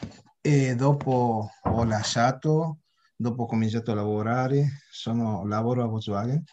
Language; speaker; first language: Italian; early bilingual, heritage; Spanish